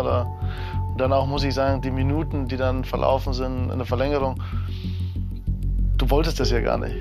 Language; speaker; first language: German; native; German